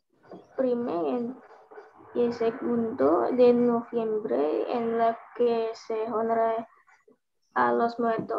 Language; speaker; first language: Spanish; non-native, learner; Indonesian